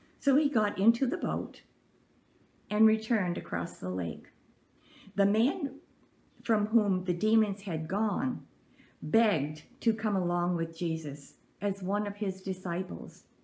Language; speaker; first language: English; native; English